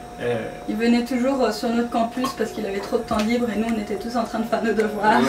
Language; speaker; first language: French; native; French